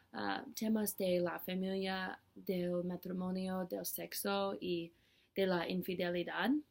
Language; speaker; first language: Spanish; non-native, learner; English